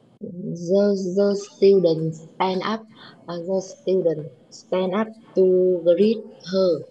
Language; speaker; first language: English; non-native, learner; Vietnamese